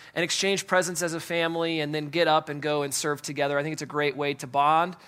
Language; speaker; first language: English; native; English